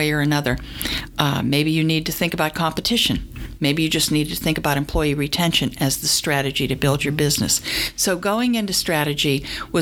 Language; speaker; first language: English; native; English